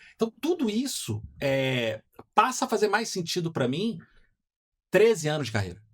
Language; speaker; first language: Portuguese; native; Portuguese